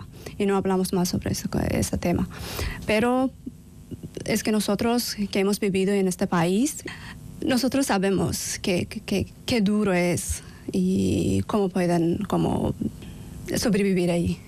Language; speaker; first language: Spanish; non-native, learner; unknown